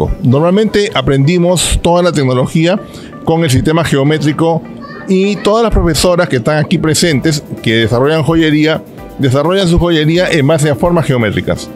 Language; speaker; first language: Spanish; native; Spanish